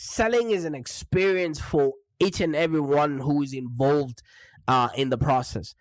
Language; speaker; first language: English; non-native, local second language; Shona